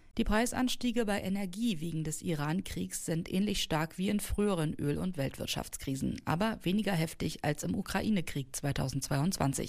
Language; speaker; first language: German; native; German